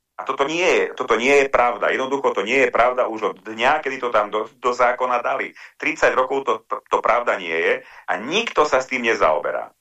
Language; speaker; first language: Slovak; non-native, local second language; Hungarian